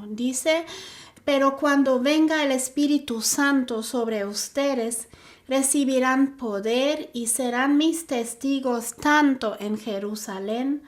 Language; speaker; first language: Spanish; non-native, fluent; German